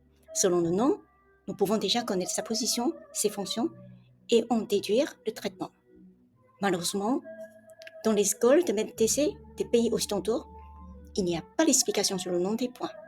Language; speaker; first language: French; non-native, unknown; Chinese